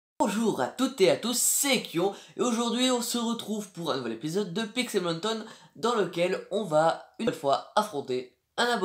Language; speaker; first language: French; native; French